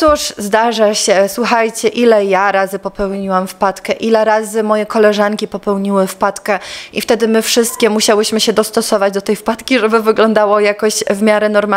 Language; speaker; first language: Polish; native; Polish